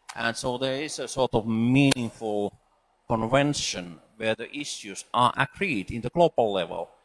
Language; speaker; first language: English; non-native, fluent; Finnish